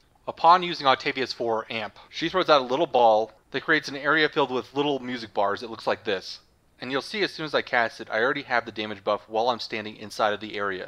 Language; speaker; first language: English; native; English